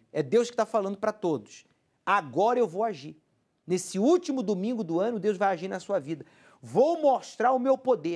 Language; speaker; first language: Portuguese; native; Portuguese